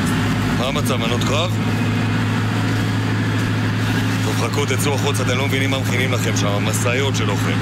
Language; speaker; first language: Hebrew; native; Hebrew